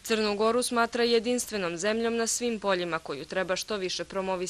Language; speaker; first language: Bosnian; native; Bosnian